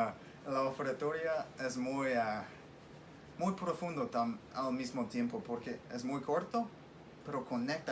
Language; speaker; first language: Spanish; non-native, fluent; English